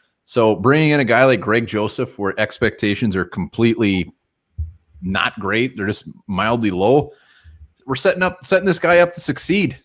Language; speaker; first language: English; native; English